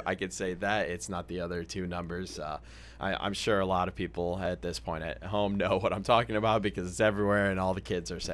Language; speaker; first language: English; native; English